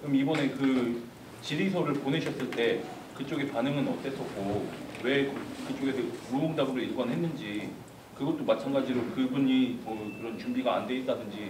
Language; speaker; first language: Korean; native; Korean